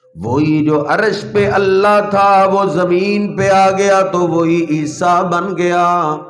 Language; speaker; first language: Urdu; non-native, local second language; Punjabi